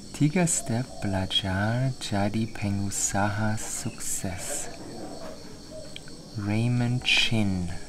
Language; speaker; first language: Indonesian; non-native, learner; German